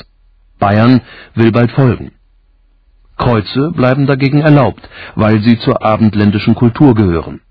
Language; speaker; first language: German; native; German